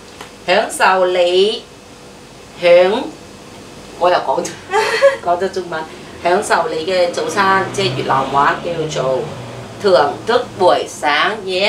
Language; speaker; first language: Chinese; non-native, fluent; Vietnamese